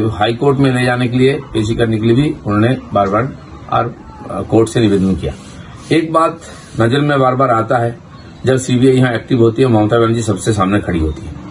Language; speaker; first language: Hindi; non-native, local second language; Bangla